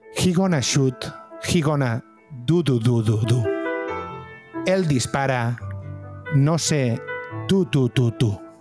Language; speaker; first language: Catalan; native; Catalan